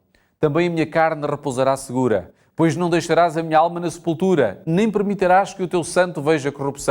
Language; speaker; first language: Portuguese; native; Portuguese